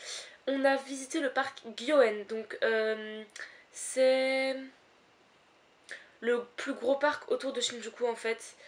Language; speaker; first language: French; native; French